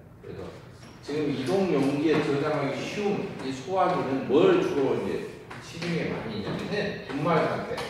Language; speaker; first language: Korean; native; Korean